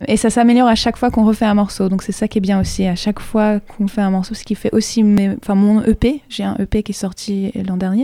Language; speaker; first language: French; native; French